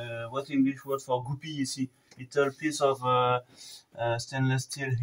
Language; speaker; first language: English; non-native, learner; French